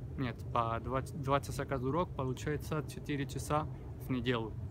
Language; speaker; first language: Russian; non-native, learner; Spanish